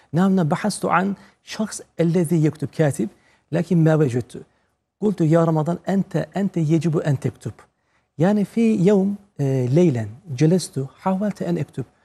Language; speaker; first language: Arabic; non-native, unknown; Turkish